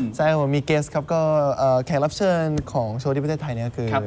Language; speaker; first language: Thai; native; Thai